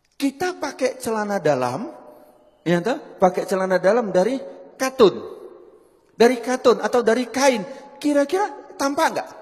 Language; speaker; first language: Indonesian; native; Indonesian